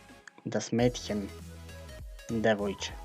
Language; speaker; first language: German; non-native, fluent; Macedonian